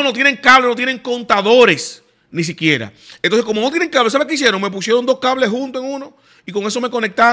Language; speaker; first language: Spanish; native; Spanish